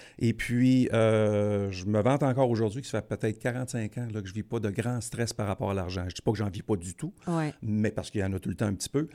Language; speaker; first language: French; native; French